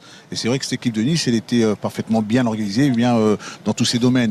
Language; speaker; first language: French; native; French